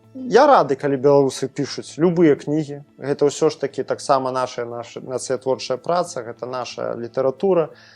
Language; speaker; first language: Belarusian; non-native, local second language; Russian